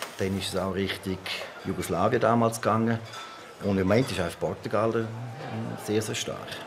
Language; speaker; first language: German; native; German